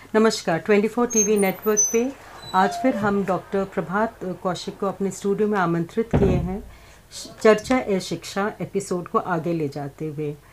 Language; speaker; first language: Hindi; native; Hindi